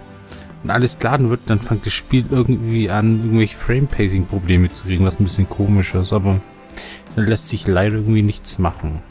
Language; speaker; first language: German; native; German